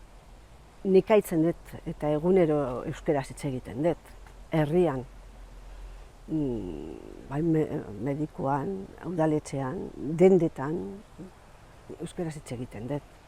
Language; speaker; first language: Basque; non-native, local second language; Spanish